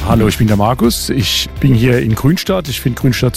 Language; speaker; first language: German; native; German